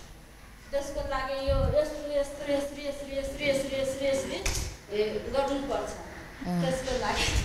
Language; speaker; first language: Nepali; non-native, local second language; Maithili